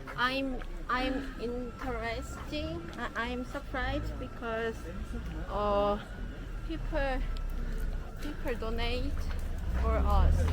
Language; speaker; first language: English; non-native, learner; Spanish